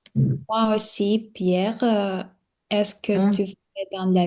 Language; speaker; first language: French; non-native, learner; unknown